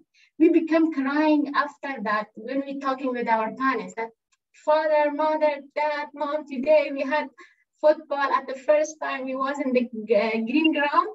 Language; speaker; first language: English; non-native, learner; Persian